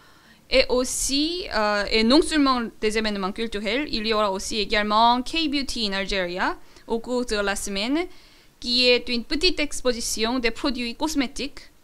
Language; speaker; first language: French; non-native, learner; Korean